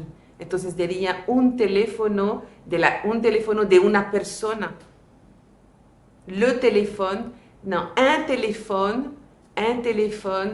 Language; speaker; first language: Spanish; non-native, fluent; French